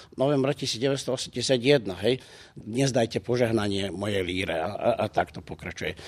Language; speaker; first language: Slovak; early bilingual, heritage; Slovak